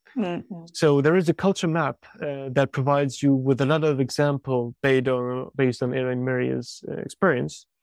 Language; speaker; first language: English; non-native, fluent; French